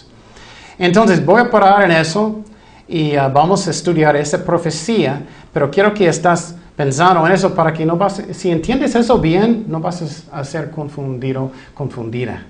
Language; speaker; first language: Spanish; non-native, fluent; English